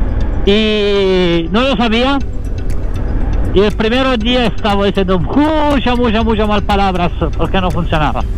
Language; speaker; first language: Spanish; non-native, learner; Italian